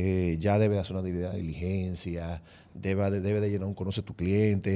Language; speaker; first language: Spanish; native; Spanish